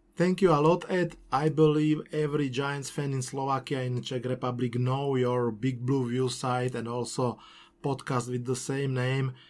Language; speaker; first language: English; non-native, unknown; Slovak